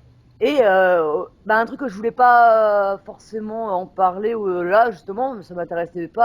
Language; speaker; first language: French; native; French